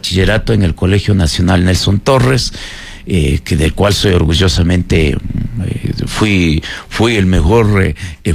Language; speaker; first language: Spanish; native; Spanish